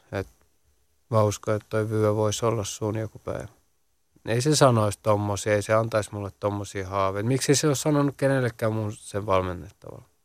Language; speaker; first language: Finnish; early bilingual, other home language; Central Kurdish